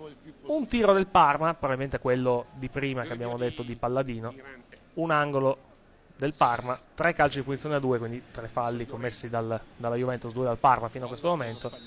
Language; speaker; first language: Italian; native; Italian